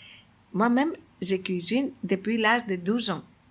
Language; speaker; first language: French; non-native, fluent; Greek